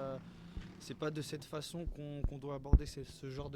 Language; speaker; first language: French; native; French